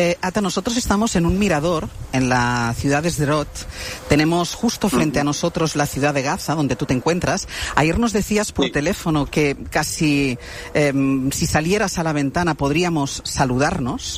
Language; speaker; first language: Spanish; native; Spanish